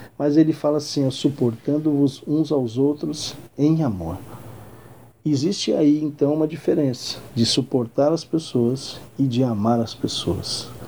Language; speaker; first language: Portuguese; native; Portuguese